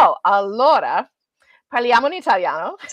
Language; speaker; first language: Italian; non-native, learner; English